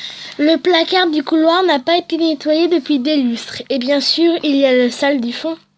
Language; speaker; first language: French; native; French